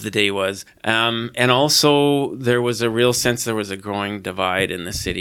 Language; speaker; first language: English; native; English